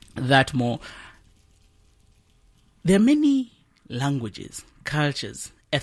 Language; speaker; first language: English; non-native, local second language; Kikuyu